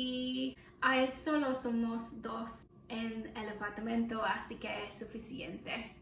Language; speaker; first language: Spanish; non-native, learner; English